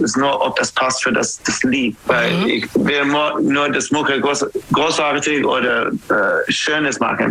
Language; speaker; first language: German; non-native, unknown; English